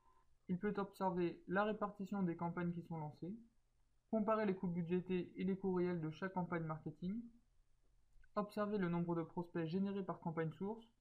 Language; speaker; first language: French; native; French